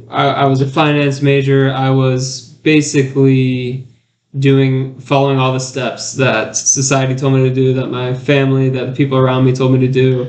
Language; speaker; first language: English; native; English